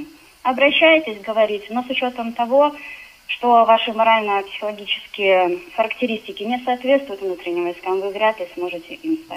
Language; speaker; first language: Russian; native; Russian